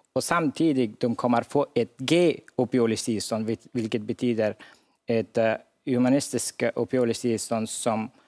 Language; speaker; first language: Swedish; non-native, fluent; Hazaragi